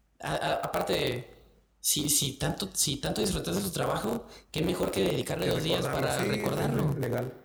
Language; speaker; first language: Spanish; native; Spanish